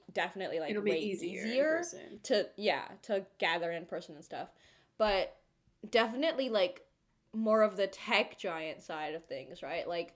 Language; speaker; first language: English; early bilingual, other home language; Telugu